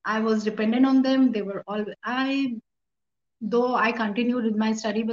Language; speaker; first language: English; non-native, local second language; Hindi